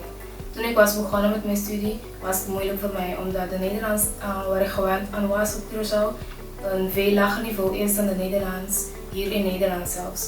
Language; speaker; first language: Dutch; non-native, local second language; Papiamento